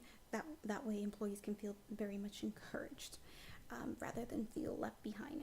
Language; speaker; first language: English; native; English